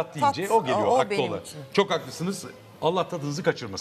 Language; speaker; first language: Turkish; native; Turkish